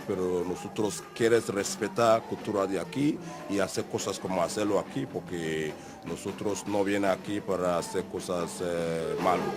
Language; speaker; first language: Spanish; non-native, learner; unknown